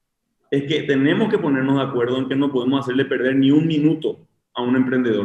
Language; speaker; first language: Spanish; native; Spanish